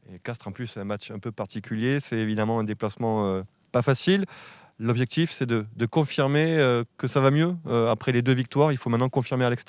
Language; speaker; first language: French; native; French